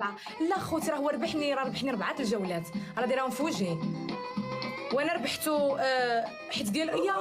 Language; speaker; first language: Arabic; native; Arabic